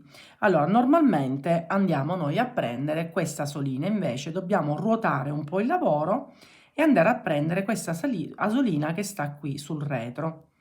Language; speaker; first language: Italian; native; Italian